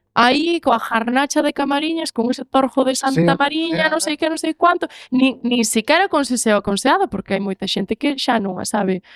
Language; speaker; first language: Galician; native; Galician